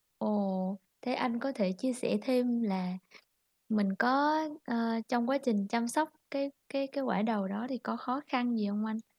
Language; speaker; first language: Vietnamese; native; Vietnamese